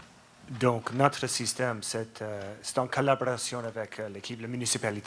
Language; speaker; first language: French; non-native, learner; English